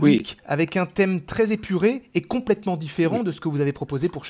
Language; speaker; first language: French; native; French